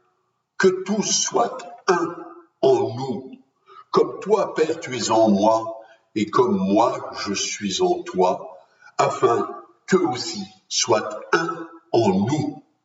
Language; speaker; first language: French; native; French